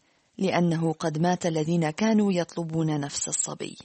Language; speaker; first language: Arabic; native; Arabic